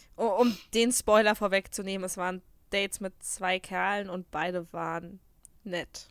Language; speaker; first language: German; native; German